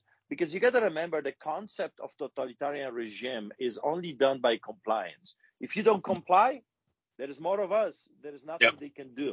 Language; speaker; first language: English; non-native, fluent; Polish